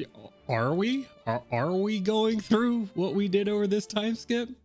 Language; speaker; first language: English; native; English